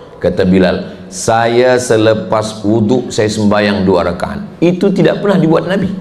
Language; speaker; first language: Malay; native; Malay